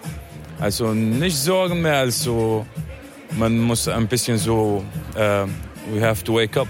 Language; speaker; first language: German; non-native, fluent; Arabic